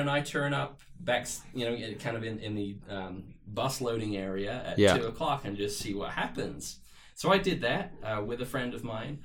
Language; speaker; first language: English; native; English